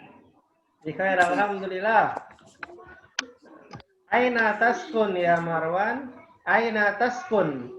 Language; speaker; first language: Arabic; non-native, fluent; Indonesian